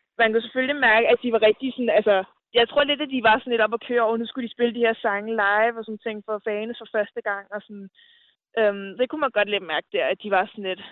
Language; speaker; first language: Danish; native; Danish